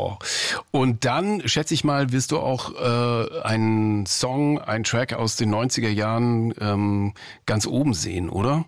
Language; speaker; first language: German; native; German